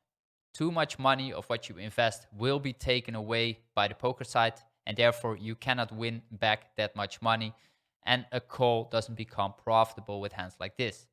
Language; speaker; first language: English; non-native, fluent; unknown